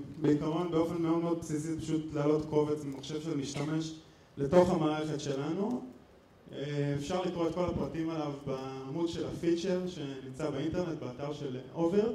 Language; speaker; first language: Hebrew; native; Hebrew